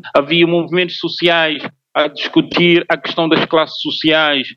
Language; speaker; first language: Portuguese; non-native, local second language; Kabuverdianu